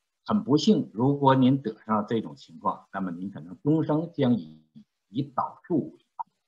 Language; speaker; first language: Chinese; native; Chinese